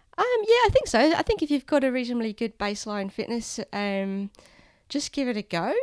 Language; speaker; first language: English; native; English